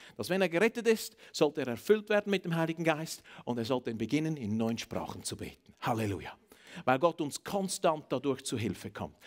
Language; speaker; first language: German; native; German